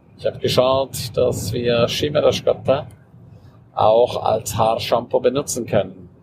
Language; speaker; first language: German; non-native, local second language; Romansh